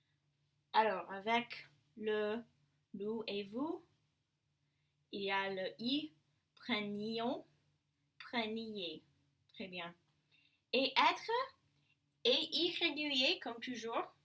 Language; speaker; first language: French; non-native, learner; English